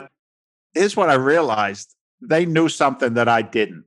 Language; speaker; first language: English; native; English